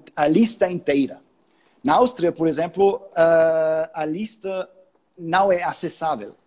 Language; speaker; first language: Portuguese; non-native, fluent; German